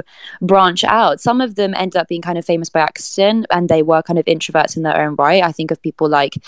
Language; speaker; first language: English; native; English